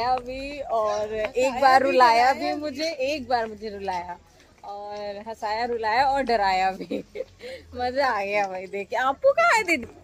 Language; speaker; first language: Hindi; native; Hindi